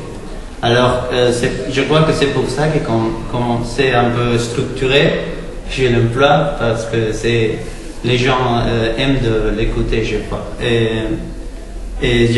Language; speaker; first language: French; non-native, learner; Spanish